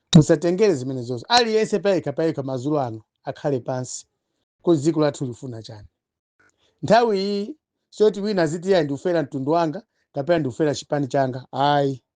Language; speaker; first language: Nyanja; non-native, local second language; Tumbuka